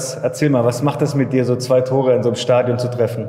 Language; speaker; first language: German; native; German